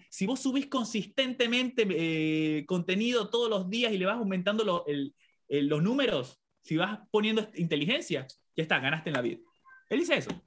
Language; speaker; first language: Spanish; native; Spanish